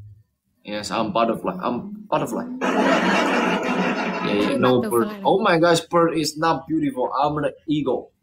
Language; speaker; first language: English; non-native, learner; Chinese